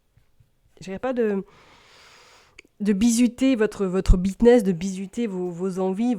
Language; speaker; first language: French; native; French